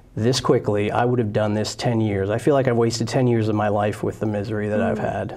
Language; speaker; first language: English; native; English